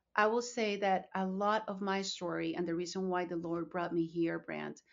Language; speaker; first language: English; non-native, fluent; Spanish